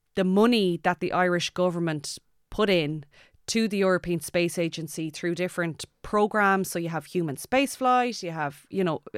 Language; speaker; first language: English; native; English